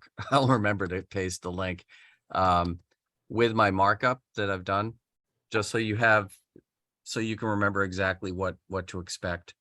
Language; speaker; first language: English; native; English